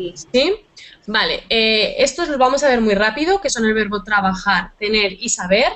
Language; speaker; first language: Spanish; native; Spanish